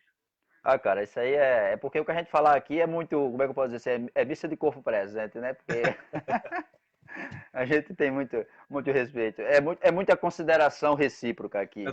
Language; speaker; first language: Portuguese; native; Portuguese